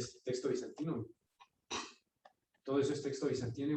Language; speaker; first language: Spanish; native; Spanish